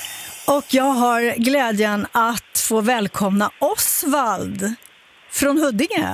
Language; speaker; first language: Swedish; native; Swedish